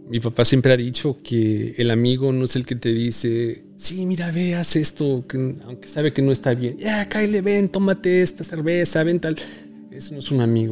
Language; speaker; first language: Spanish; early bilingual, heritage; Spanish